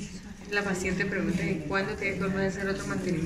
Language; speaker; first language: Spanish; native; Spanish